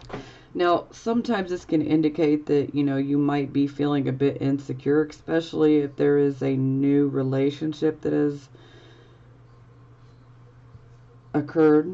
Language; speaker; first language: English; native; English